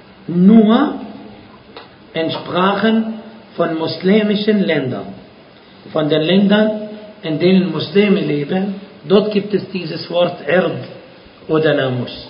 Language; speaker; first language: German; non-native, fluent; Arabic